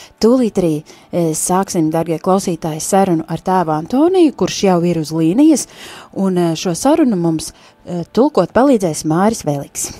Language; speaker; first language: Latvian; native; Latvian